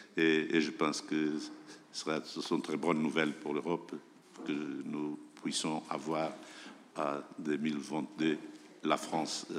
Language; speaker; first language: French; non-native, fluent; Portuguese